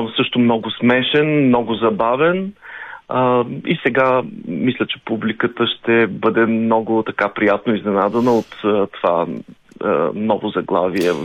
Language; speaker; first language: Bulgarian; native; Bulgarian